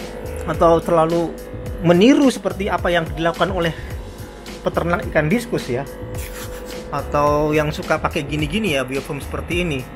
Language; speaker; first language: Indonesian; native; Indonesian